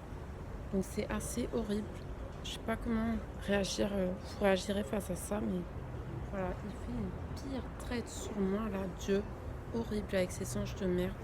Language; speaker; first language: French; native; French